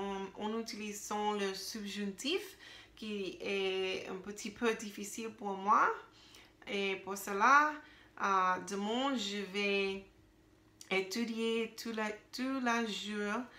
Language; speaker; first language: French; non-native, learner; English